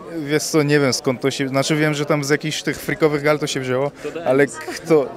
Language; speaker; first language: Polish; early bilingual, other home language; Armenian